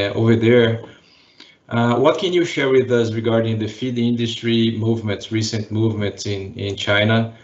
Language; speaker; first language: English; non-native, fluent; Portuguese